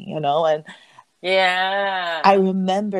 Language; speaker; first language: English; non-native, local second language; Filipino